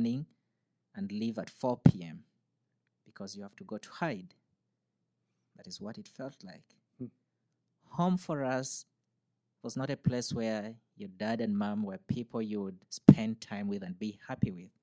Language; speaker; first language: English; non-native, local second language; Acoli